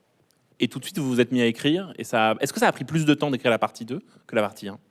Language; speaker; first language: French; native; French